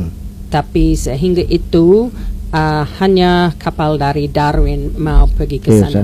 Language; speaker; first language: Indonesian; non-native, learner; English